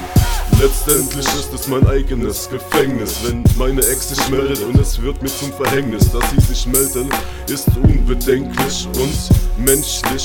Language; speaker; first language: German; native; German